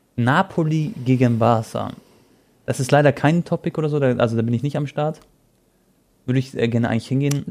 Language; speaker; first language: German; early bilingual, other home language; Croatian